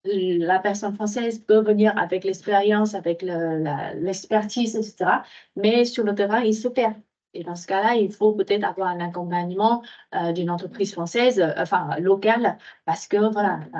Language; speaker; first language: French; non-native, fluent; Vietnamese